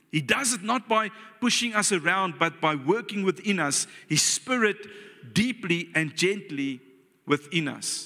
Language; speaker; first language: English; non-native, local second language; Afrikaans